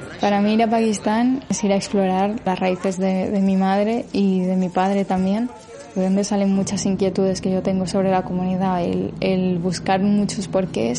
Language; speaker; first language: Spanish; early bilingual, other home language; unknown